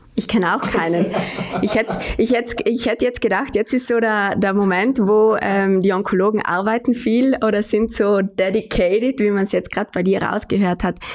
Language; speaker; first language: German; native; German